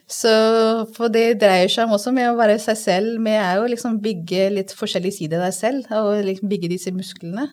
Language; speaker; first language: Norwegian; non-native, fluent; Hindi